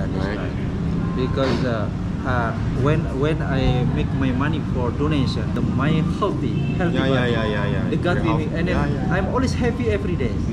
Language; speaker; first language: English; non-native, learner; Indonesian